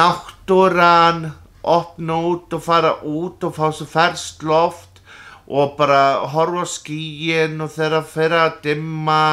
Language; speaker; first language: Icelandic; non-native, fluent; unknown